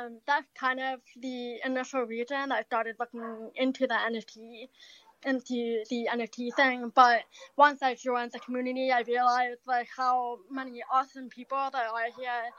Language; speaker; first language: English; native; English